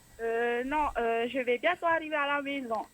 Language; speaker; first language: French; non-native, local second language; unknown